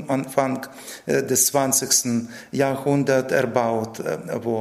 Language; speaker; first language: German; non-native, fluent; Russian